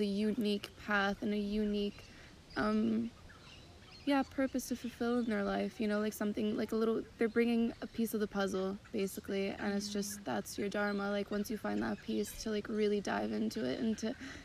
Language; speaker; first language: English; native; English